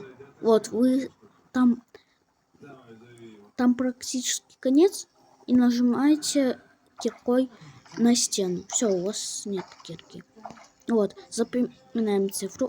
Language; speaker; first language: Russian; native; Russian